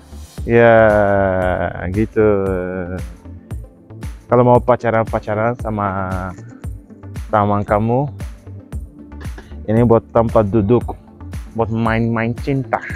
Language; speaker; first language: Indonesian; non-native, learner; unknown